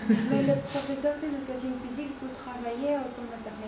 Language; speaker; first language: French; non-native, learner; Spanish